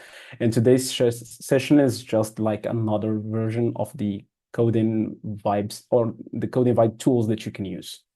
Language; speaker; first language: English; non-native, fluent; Arabic